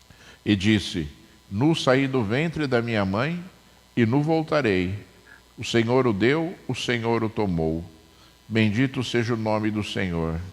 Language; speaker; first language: Portuguese; native; Portuguese